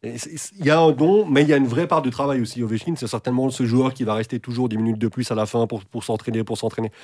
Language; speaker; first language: French; native; French